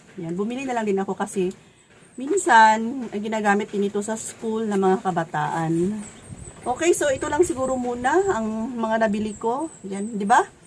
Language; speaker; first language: Filipino; native; Filipino